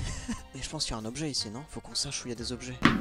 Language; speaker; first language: French; native; French